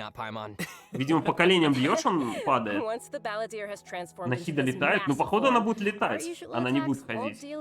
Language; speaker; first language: Russian; native; Russian